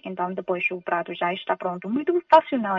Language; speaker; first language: Portuguese; non-native, fluent; Chinese